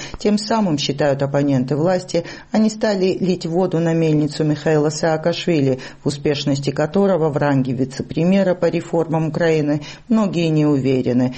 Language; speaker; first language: Russian; non-native, local second language; Georgian